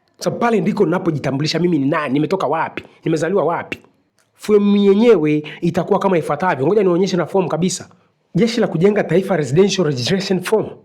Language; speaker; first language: Swahili; native; Swahili